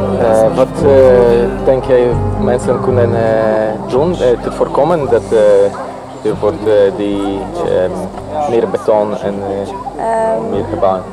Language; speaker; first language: Dutch; non-native, learner; Polish